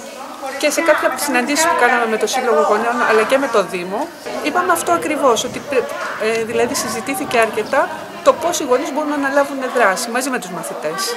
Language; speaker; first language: Greek; native; Greek